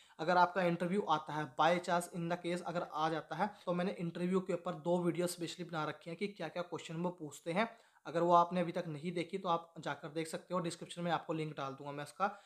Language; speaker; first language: Hindi; native; Hindi